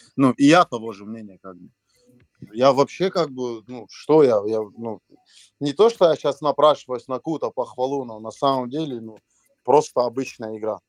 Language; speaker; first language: Russian; native; Russian